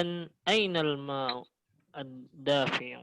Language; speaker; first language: Arabic; non-native, learner; Indonesian